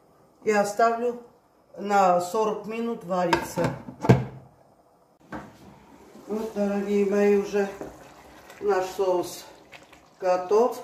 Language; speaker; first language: Russian; non-native, fluent; Armenian